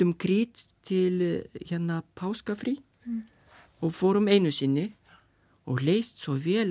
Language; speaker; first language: Icelandic; non-native, learner; Lithuanian